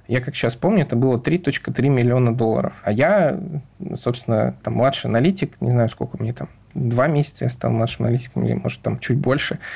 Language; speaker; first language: Russian; native; Russian